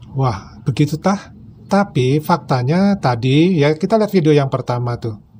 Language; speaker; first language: Indonesian; native; Indonesian